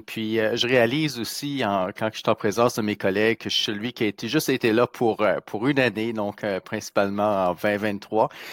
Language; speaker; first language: French; native; French